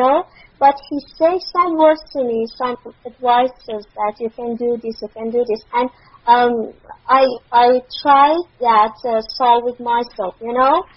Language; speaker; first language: English; non-native, learner; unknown